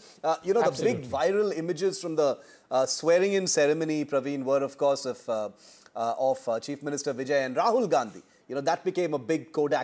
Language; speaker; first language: English; non-native, local second language; Tamil